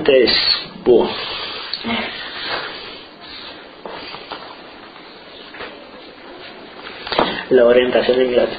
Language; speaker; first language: Spanish; non-native, fluent; Romanian